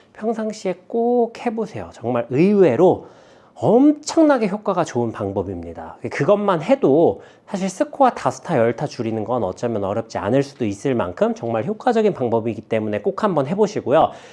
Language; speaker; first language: Korean; native; Korean